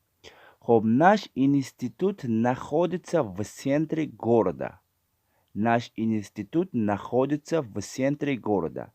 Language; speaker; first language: Russian; non-native, fluent; Tajik